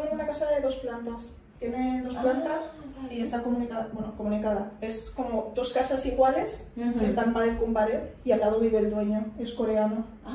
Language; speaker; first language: Spanish; native; Spanish